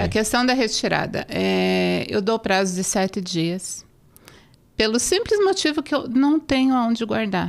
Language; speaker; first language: Portuguese; native; Portuguese